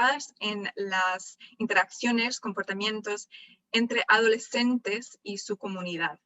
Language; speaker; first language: Spanish; non-native, fluent; English